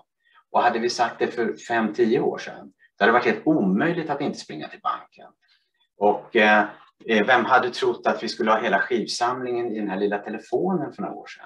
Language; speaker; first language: Swedish; native; Swedish